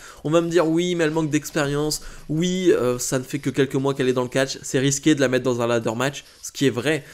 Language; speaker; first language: French; native; French